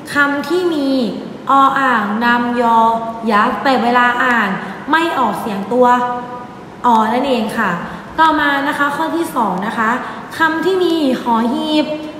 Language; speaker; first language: Thai; native; Thai